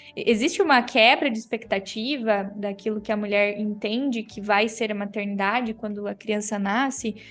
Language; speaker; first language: Portuguese; native; Portuguese